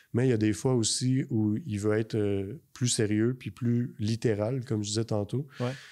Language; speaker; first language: French; native; French